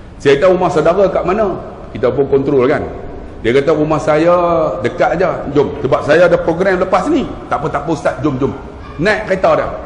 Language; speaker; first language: Malay; native; Malay